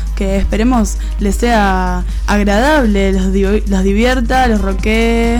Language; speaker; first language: Spanish; native; Spanish